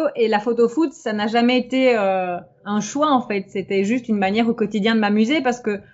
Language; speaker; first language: French; native; French